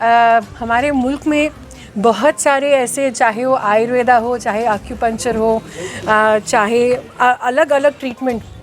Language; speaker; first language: Hindi; non-native, local second language; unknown